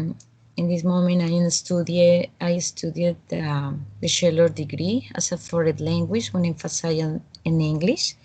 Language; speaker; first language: English; non-native, learner; Spanish